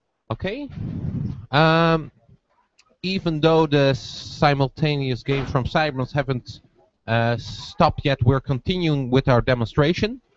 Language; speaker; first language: English; non-native, fluent; Dutch